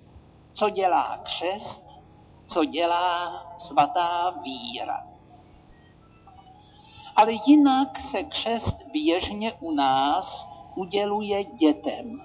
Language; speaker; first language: Czech; native; Czech